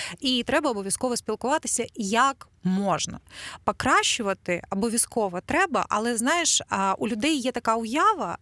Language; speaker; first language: Ukrainian; non-native, local second language; Russian